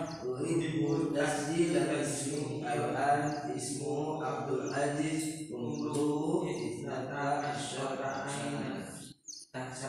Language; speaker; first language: Arabic; non-native, fluent; Indonesian